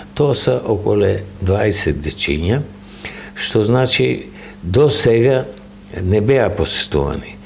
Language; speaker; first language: Macedonian; native; Macedonian